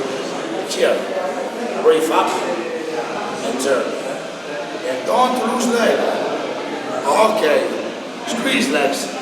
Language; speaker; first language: English; non-native, learner; Italian